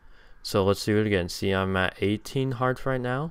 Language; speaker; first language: English; native; English